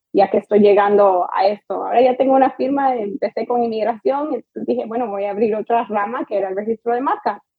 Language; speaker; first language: Spanish; early bilingual, heritage; Spanish